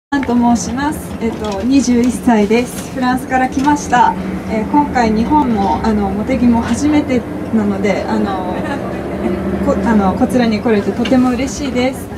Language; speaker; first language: Japanese; non-native, fluent; French